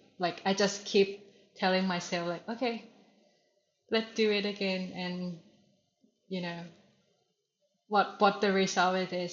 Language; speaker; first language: English; non-native, learner; Thai